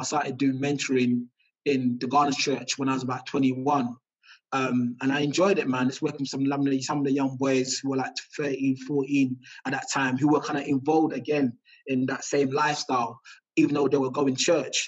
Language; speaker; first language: English; native; English